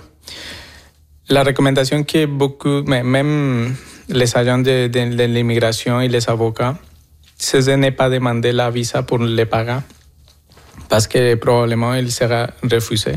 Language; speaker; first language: French; non-native, fluent; Spanish